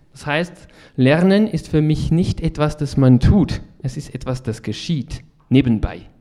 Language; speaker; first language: German; non-native, fluent; French